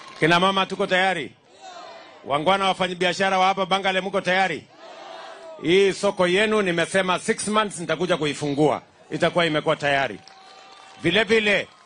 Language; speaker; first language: Swahili; non-native, local second language; Kalenjin